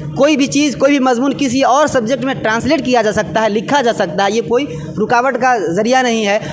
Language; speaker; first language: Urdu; non-native, local second language; Hindi